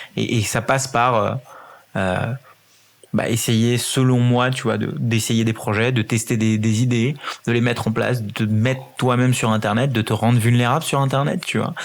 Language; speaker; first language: French; early bilingual, other home language; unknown